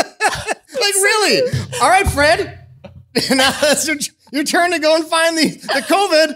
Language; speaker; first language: English; native; English